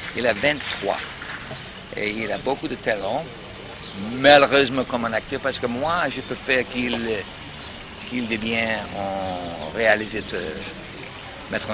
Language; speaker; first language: French; non-native, fluent; English